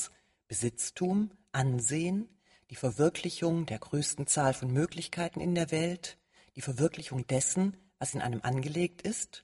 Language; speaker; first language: German; native; German